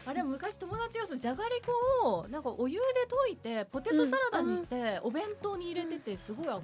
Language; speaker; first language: Japanese; native; Japanese